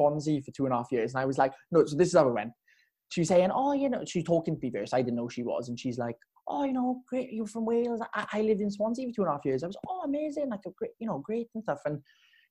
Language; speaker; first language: English; native; English